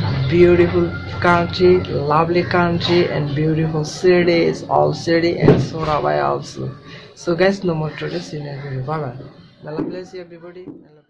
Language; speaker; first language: English; non-native, local second language; Bangla